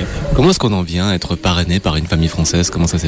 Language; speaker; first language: French; native; French